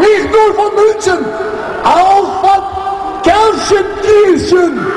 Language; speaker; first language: German; non-native, learner; Dutch